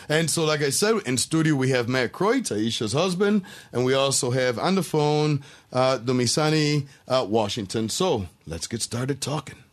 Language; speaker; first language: English; early bilingual, other home language; Spanish